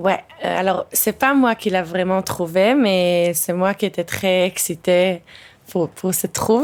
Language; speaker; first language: French; early bilingual, heritage; Hebrew